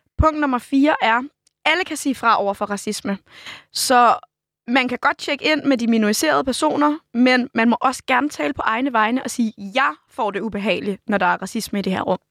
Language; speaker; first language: Danish; native; Danish